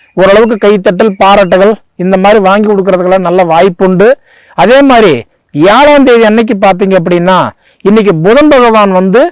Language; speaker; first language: Tamil; native; Tamil